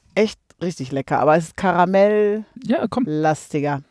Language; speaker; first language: German; native; German